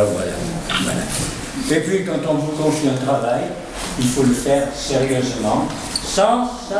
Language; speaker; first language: French; native; French